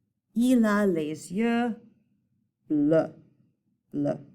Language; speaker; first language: French; non-native, fluent; English